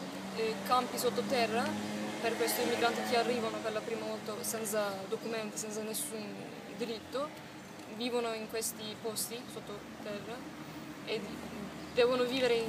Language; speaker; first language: Italian; non-native, learner; Turkish